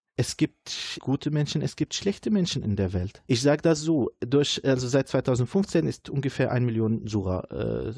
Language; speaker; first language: German; non-native, fluent; Arabic